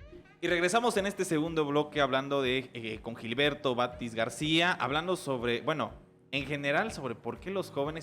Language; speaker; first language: Spanish; native; Spanish